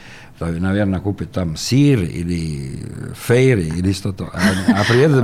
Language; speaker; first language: Russian; non-native, learner; Italian